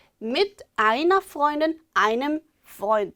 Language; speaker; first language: German; non-native, fluent; Korean